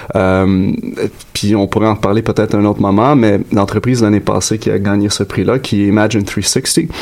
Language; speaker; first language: French; native; French